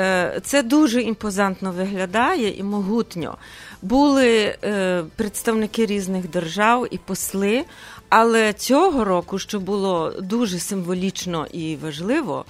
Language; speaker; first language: Ukrainian; early bilingual, heritage; Ukrainian